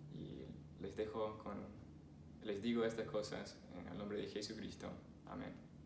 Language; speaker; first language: Spanish; non-native, fluent; English